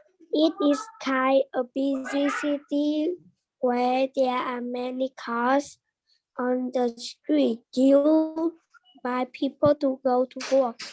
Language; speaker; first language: English; non-native, learner; Vietnamese